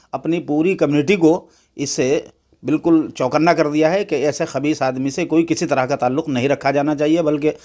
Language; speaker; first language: Hindi; native; Hindi